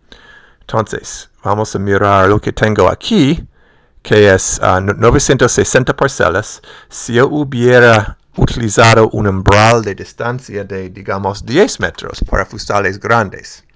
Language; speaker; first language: Spanish; non-native, fluent; English